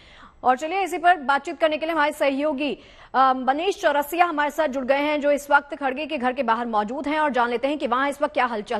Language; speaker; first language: Hindi; native; Hindi